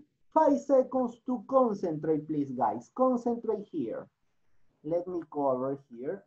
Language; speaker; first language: English; non-native, learner; Spanish